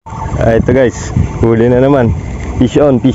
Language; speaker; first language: Filipino; native; Filipino